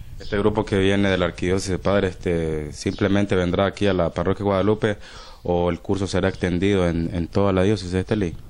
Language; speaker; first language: Spanish; native; Spanish